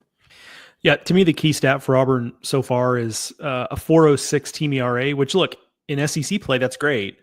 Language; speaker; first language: English; native; English